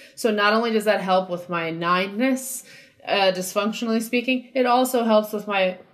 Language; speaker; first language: English; native; English